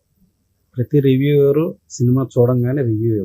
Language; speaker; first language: Telugu; native; Telugu